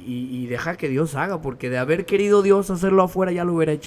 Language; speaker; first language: Spanish; native; Spanish